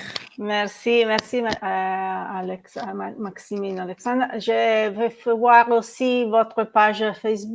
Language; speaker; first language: French; non-native, learner; Italian